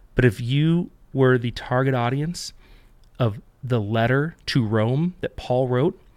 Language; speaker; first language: English; native; English